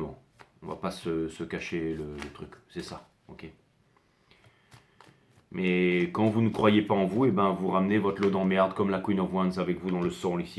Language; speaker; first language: French; native; French